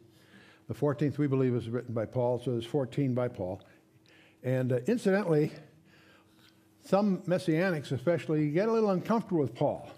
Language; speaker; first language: English; native; English